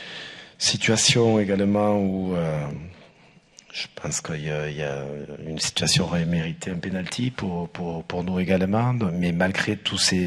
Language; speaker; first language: French; native; French